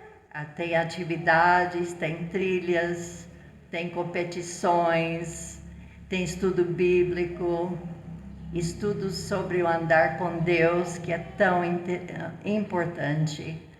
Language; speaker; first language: Portuguese; non-native, fluent; English